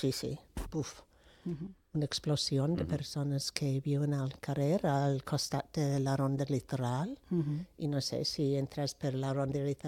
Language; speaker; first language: Catalan; non-native, fluent; English